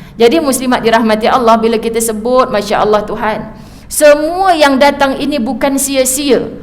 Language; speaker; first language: Malay; native; Malay